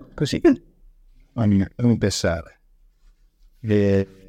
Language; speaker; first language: Italian; native; Italian